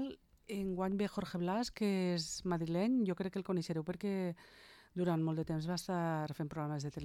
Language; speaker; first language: Catalan; native; Catalan